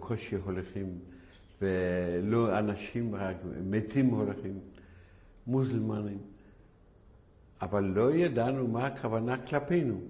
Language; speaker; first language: Hebrew; non-native, fluent; Yiddish